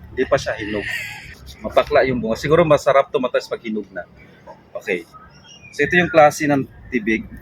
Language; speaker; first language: Filipino; non-native, local second language; Cebuano